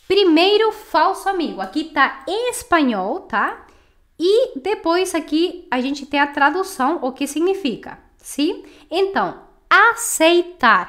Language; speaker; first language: Portuguese; non-native, fluent; Spanish